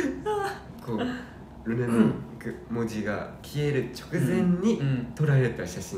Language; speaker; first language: Japanese; non-native, fluent; Korean